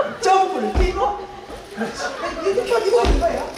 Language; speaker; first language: Korean; native; Korean